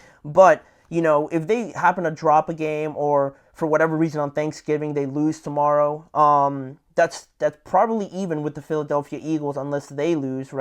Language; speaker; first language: English; native; English